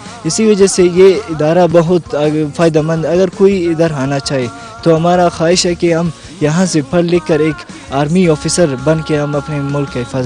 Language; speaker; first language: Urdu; non-native, local second language; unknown